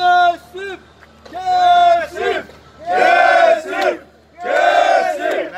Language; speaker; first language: Hebrew; non-native, learner; Turkish